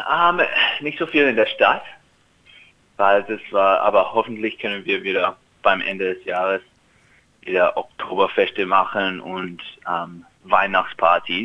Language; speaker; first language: German; early bilingual, heritage; German